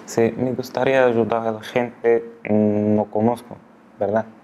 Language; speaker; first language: Spanish; non-native, learner; Arabic